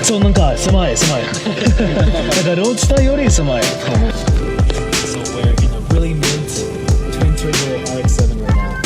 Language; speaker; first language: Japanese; non-native, learner; English